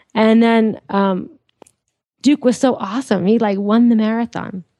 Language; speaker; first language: English; native; English